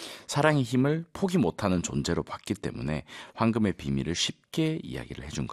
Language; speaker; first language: Korean; native; Korean